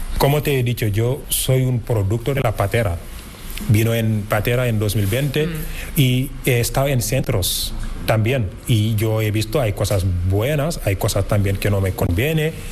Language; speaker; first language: Spanish; non-native, fluent; Wolof